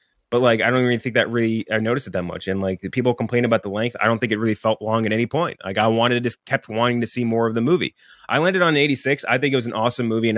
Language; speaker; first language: English; native; English